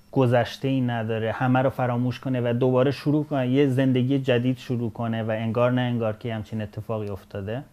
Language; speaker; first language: Persian; native; Persian